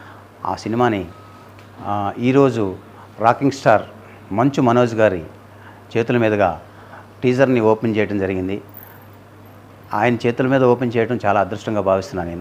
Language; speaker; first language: Telugu; native; Telugu